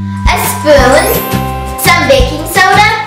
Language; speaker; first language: English; non-native, fluent; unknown